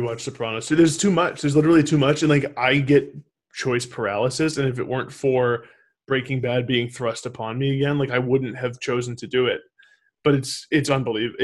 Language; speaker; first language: English; native; English